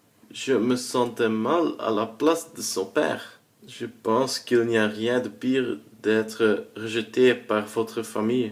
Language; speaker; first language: French; non-native, learner; Dutch